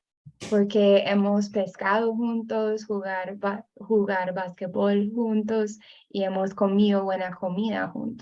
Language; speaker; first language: Spanish; non-native, fluent; English